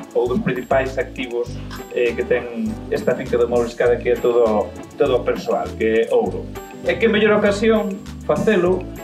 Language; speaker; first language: Galician; native; Galician